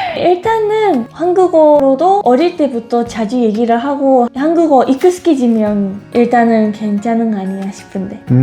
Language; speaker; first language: Korean; non-native, fluent; Japanese